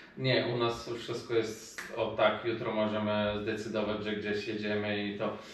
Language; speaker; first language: Polish; non-native, fluent; Macedonian